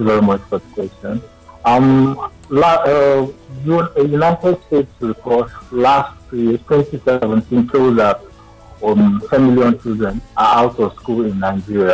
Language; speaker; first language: English; non-native, local second language; Igbo